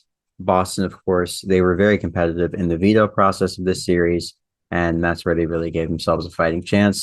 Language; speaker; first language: English; native; English